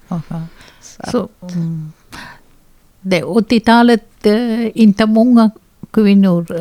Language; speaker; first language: Swedish; non-native, learner; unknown